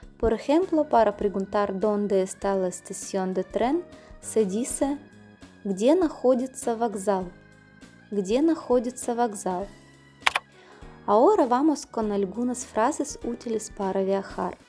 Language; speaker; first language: Spanish; non-native, fluent; Russian